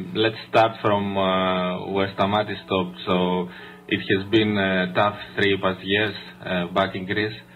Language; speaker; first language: English; non-native, fluent; Greek